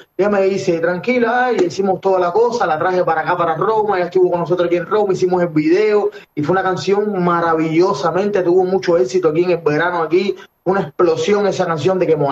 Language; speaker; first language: Spanish; native; Spanish